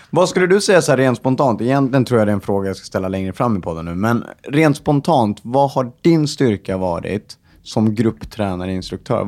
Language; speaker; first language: Swedish; native; Swedish